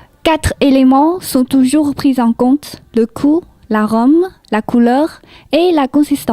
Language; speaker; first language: French; non-native, learner; Chinese